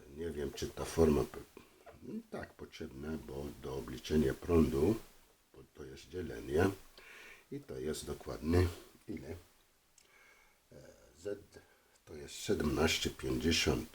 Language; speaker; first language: Polish; non-native, learner; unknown